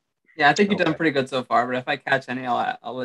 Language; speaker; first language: English; native; English